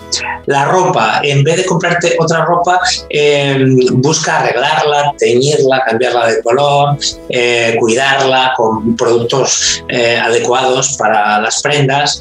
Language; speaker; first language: Spanish; native; Spanish